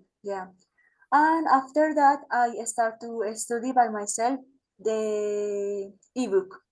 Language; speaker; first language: English; non-native, learner; Spanish